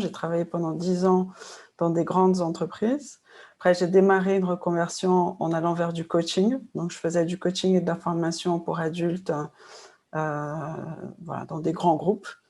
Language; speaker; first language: French; non-native, fluent; Portuguese